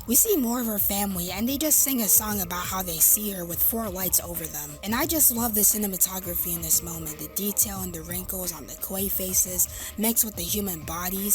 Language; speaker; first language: English; native; English